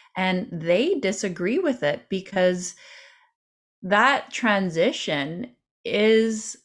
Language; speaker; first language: English; native; English